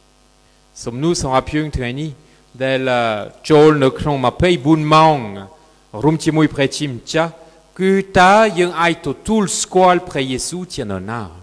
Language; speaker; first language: Khmer; non-native, fluent; French